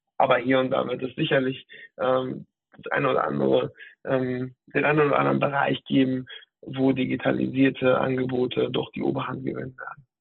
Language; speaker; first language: German; native; German